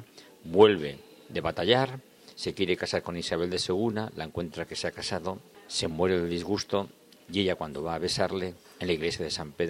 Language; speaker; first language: Spanish; native; Spanish